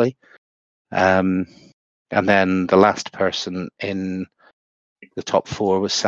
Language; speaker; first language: English; native; English